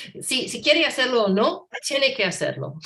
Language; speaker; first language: Spanish; non-native, learner; English